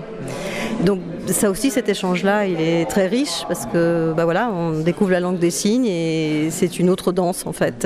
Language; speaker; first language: French; native; French